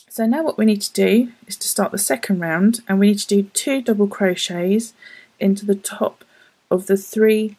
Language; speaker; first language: English; native; English